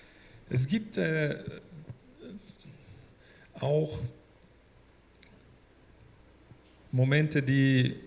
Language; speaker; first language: German; non-native, fluent; Portuguese